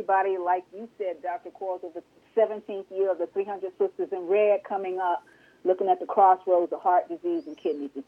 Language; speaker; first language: English; native; English